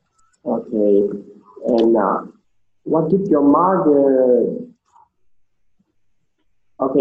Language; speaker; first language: English; non-native, learner; Vietnamese